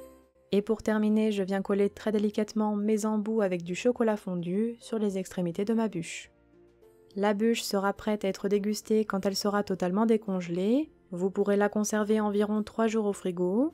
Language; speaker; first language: French; native; French